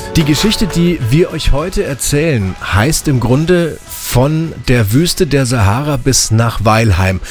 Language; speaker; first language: German; native; German